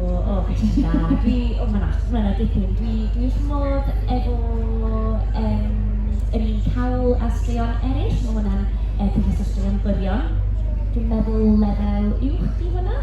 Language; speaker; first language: Welsh; non-native, local second language; English